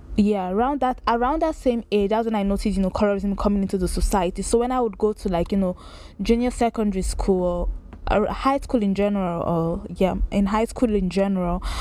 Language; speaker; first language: English; non-native, local second language; Yoruba